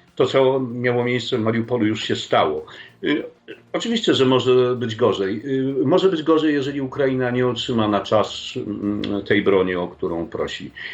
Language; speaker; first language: Polish; native; Polish